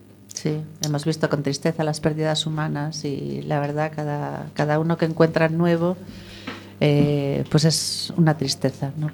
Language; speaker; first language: Spanish; native; Spanish